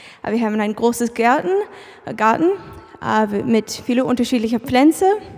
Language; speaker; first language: German; non-native, learner; English